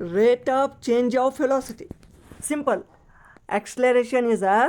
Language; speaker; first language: English; non-native, local second language; Kannada